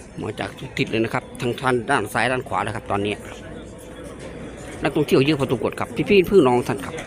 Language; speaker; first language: Thai; native; Thai